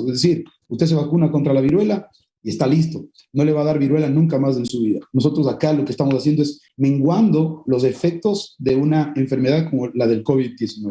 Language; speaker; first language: Spanish; native; Spanish